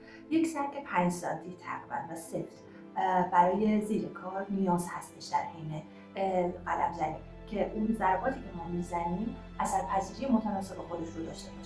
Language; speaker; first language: Persian; native; Persian